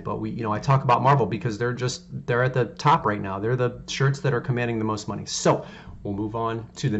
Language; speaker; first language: English; native; English